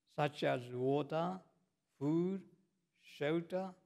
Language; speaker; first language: English; non-native, fluent; Japanese